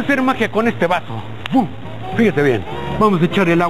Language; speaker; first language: Spanish; native; Spanish